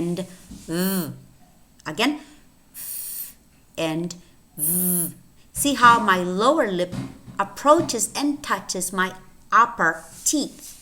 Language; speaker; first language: English; non-native, fluent; Spanish